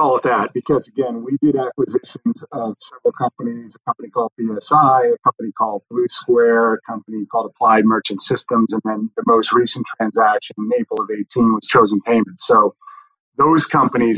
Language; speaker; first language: English; native; English